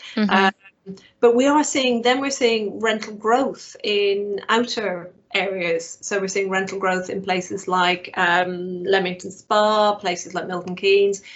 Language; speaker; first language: English; native; English